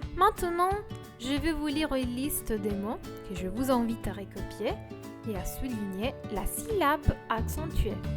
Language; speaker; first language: French; non-native, fluent; Italian